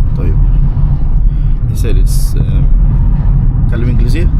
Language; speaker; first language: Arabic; non-native, learner; English